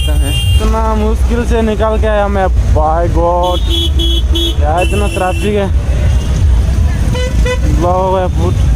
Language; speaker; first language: Hindi; non-native, local second language; Kok Borok